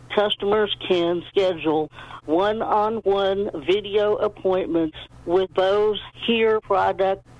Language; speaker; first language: English; native; English